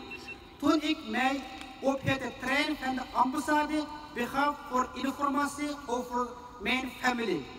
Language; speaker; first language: Dutch; non-native, fluent; Uyghur